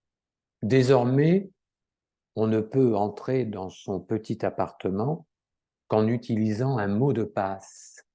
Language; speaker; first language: French; native; French